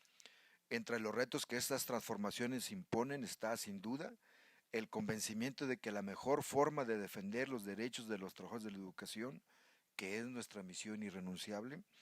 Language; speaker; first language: Spanish; native; Spanish